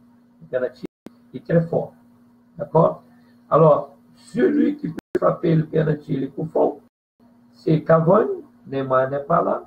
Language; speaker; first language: French; non-native, fluent; Portuguese